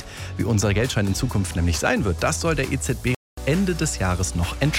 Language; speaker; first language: German; native; German